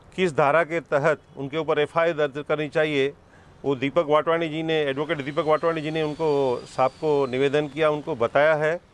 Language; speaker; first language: Hindi; non-native, local second language; Sindhi